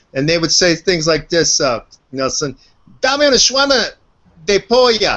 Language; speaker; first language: English; native; English